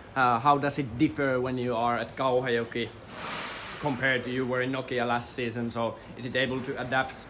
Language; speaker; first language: English; non-native, fluent; Finnish